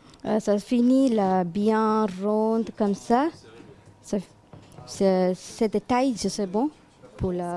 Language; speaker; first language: French; non-native, learner; Tamil